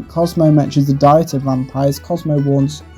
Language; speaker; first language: English; native; English